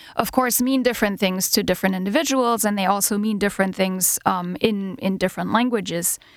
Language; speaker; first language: English; non-native, fluent; German